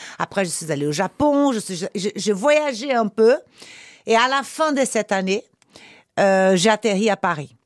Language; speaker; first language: French; non-native, fluent; Portuguese